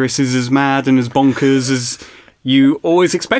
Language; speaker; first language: English; native; English